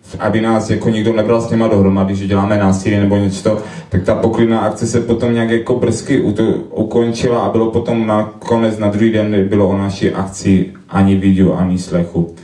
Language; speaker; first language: Czech; native; Czech